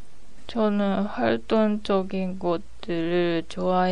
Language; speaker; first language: Korean; non-native, learner; Japanese